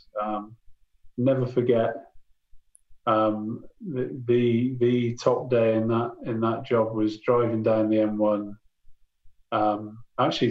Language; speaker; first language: English; native; English